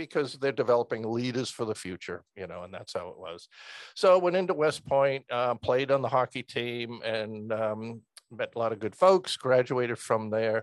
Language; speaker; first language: English; native; English